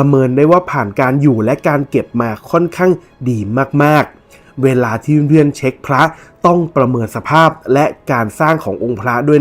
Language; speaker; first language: Thai; native; Thai